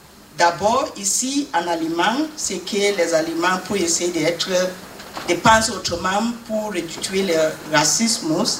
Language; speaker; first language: French; non-native, learner; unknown